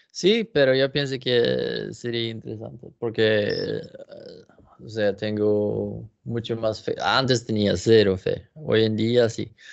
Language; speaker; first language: Spanish; non-native, learner; Swedish